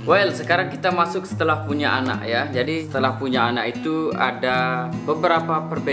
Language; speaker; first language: Indonesian; non-native, local second language; Sasak